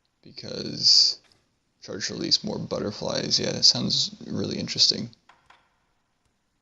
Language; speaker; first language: English; native; English